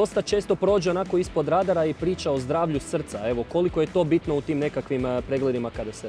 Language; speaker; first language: Croatian; native; Croatian